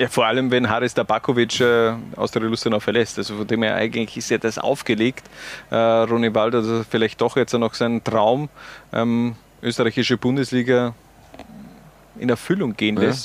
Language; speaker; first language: German; native; German